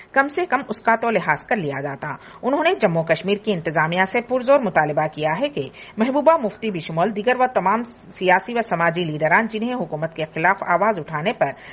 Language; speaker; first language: Urdu; native; Urdu